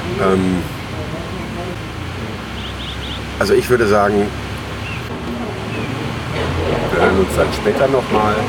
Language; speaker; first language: German; native; German